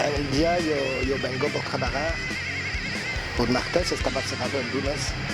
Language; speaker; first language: Spanish; non-native, learner; French